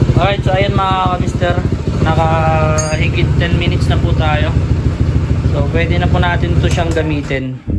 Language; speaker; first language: Filipino; non-native, local second language; Cebuano